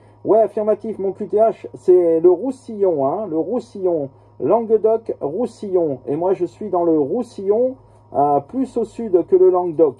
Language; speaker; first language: French; native; French